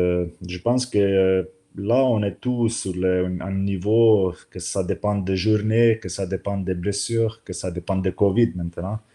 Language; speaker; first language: French; non-native, learner; Slovenian